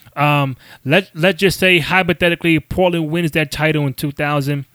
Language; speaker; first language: English; native; English